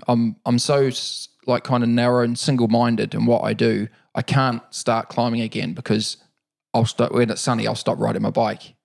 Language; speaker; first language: English; native; English